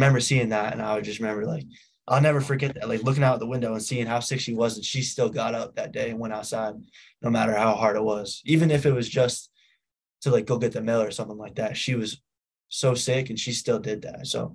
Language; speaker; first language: English; native; English